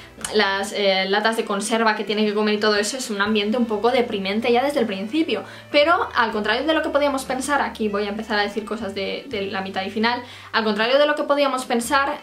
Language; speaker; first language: Spanish; native; Spanish